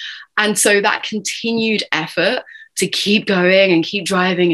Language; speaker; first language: English; native; English